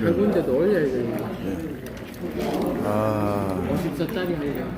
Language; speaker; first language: Korean; native; Korean